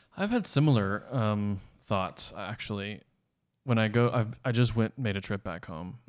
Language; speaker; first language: English; native; English